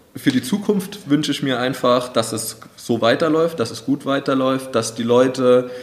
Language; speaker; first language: German; native; German